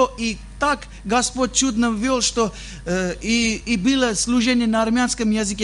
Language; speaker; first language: Russian; non-native, fluent; Armenian